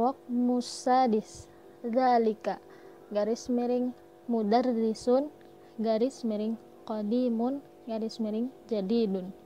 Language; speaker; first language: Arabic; non-native, learner; Indonesian